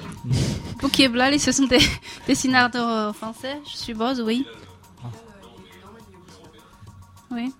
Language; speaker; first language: French; non-native, fluent; Chinese